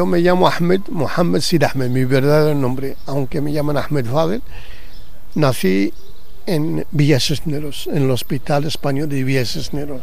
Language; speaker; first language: Spanish; non-native, local second language; Arabic